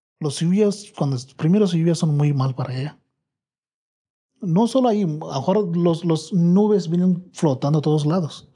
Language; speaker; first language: Spanish; non-native, learner; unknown